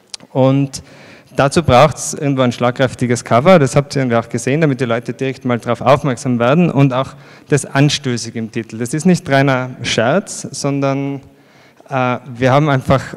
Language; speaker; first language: German; native; German